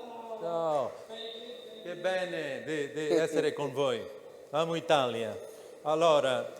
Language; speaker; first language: Italian; non-native, learner; Portuguese